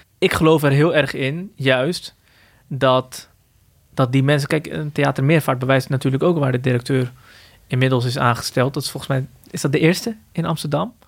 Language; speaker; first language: Dutch; early bilingual, other home language; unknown